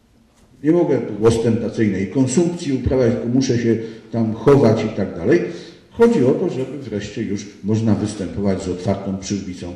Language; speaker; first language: Polish; native; Polish